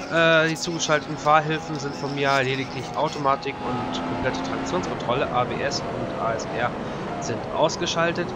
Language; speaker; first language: German; native; German